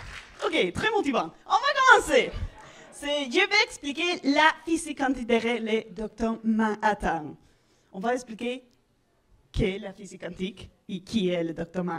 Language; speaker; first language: French; non-native, learner; Spanish